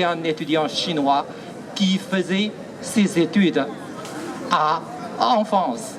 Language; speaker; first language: French; non-native, fluent; Chinese